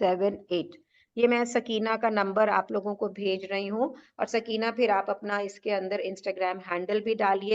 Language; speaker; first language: Hindi; native; Hindi